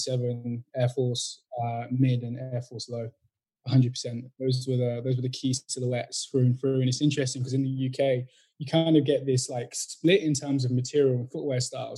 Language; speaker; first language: English; native; English